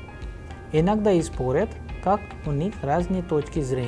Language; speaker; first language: Russian; non-native, fluent; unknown